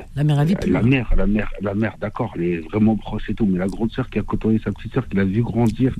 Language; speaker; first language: French; non-native, local second language; Arabic